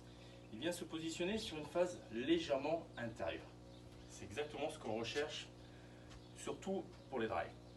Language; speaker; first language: French; native; French